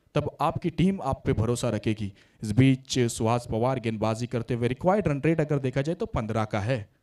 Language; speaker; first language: Hindi; non-native, local second language; Marathi